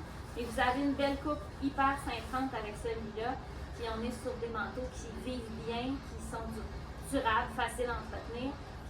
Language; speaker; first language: French; native; French